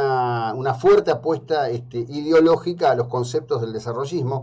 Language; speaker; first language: Spanish; native; Spanish